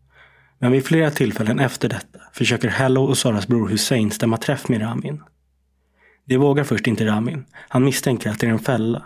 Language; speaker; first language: Swedish; native; Swedish